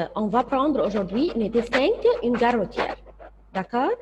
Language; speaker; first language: French; non-native, fluent; Arabic